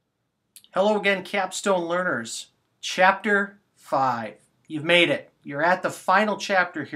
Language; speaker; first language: English; native; English